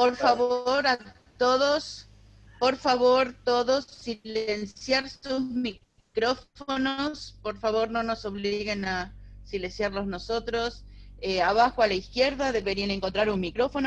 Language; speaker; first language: Spanish; native; Spanish